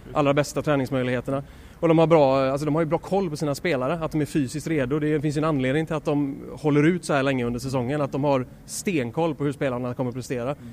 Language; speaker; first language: Swedish; native; Swedish